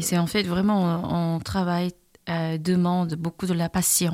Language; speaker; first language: French; non-native, learner; Korean